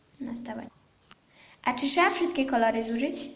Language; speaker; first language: Polish; early bilingual, heritage; Polish